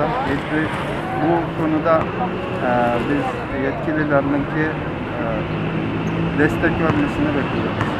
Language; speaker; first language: Turkish; non-native, local second language; Uyghur